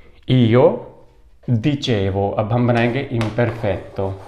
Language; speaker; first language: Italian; non-native, fluent; Urdu